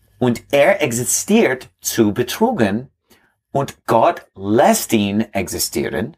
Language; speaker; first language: German; non-native, learner; English